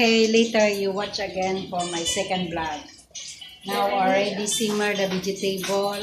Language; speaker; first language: English; non-native, learner; Filipino